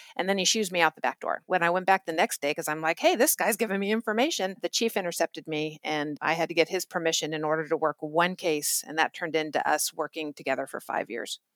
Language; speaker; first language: English; native; English